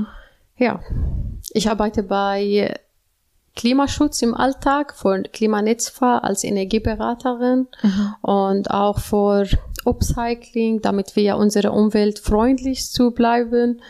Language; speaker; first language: German; non-native, learner; Arabic